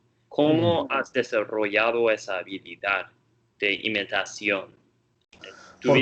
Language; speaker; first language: Spanish; non-native, learner; English